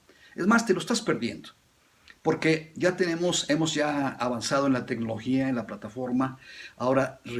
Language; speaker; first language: Spanish; native; Spanish